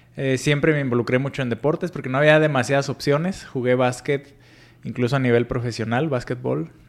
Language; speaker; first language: Spanish; native; Spanish